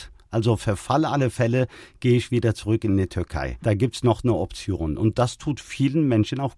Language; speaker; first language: German; early bilingual, other home language; Turkish